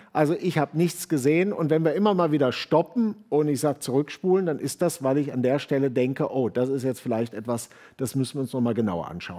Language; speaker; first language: German; native; German